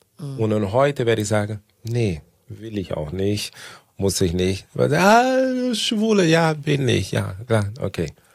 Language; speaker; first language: German; non-native, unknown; Portuguese